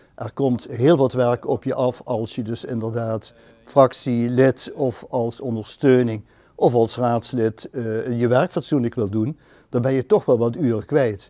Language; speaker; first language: Dutch; native; Dutch